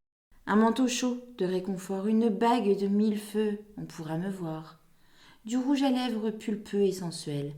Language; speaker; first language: French; native; French